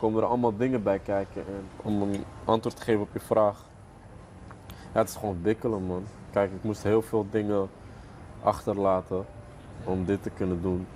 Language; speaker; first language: Dutch; early bilingual, other home language; Arabic